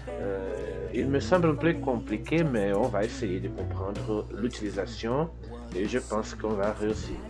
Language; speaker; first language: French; non-native, fluent; Portuguese